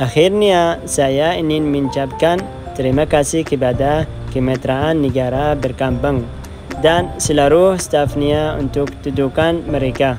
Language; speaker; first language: Indonesian; non-native, fluent; Arabic